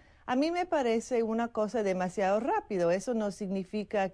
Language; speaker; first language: Spanish; non-native, fluent; English